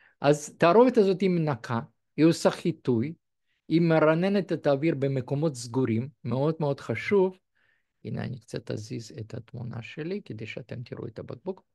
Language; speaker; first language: Hebrew; non-native, fluent; Russian